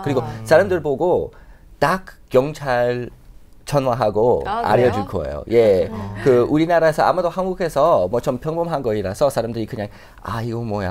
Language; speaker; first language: Korean; non-native, fluent; English